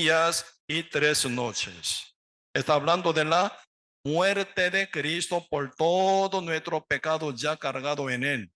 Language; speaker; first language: Spanish; non-native, learner; Korean